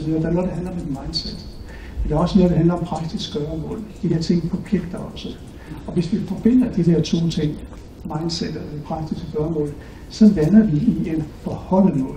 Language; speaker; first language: Danish; native; Danish